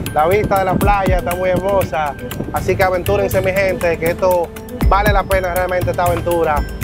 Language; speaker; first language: Spanish; native; Spanish